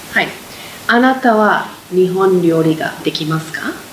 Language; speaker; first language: Japanese; non-native, fluent; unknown